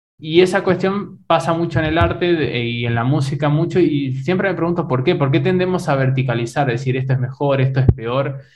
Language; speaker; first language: Spanish; native; Spanish